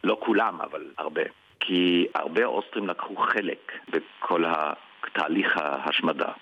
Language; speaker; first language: Hebrew; early bilingual, heritage; Hebrew